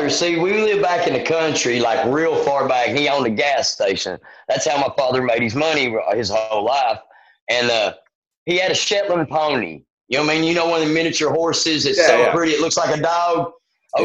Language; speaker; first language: English; native; English